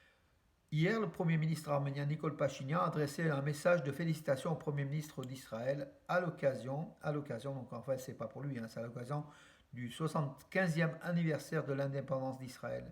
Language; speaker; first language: French; native; French